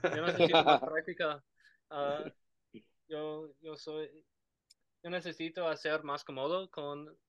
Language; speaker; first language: Spanish; non-native, learner; English